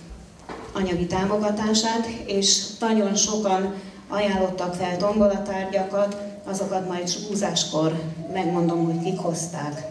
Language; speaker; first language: Hungarian; native; Hungarian